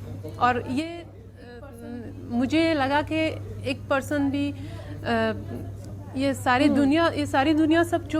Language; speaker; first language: Hindi; non-native, learner; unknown